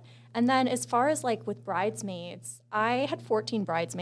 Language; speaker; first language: English; native; English